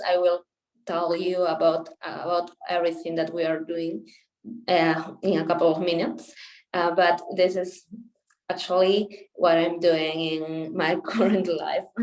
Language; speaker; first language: English; non-native, local second language; Spanish